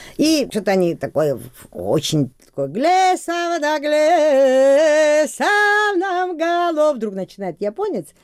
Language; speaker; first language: Russian; non-native, local second language; Georgian